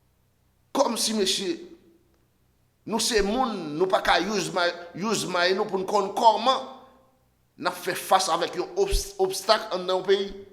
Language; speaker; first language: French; non-native, local second language; Haitian Creole